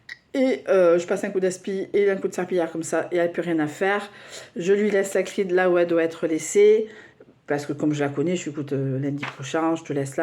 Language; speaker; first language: French; native; French